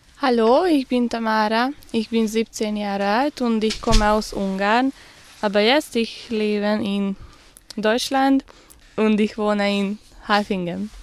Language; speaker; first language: German; non-native, learner; Hungarian